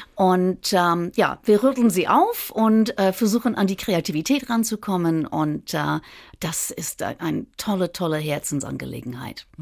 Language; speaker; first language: German; non-native, fluent; English